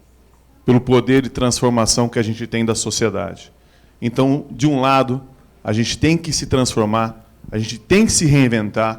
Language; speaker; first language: Portuguese; native; Portuguese